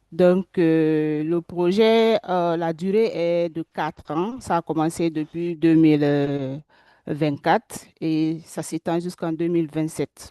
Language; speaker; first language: French; non-native, local second language; Susu